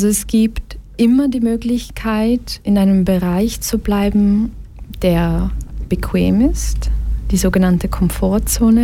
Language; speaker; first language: German; early bilingual, other home language; Portuguese